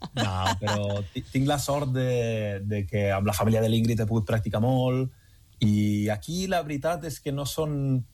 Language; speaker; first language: Catalan; native; Catalan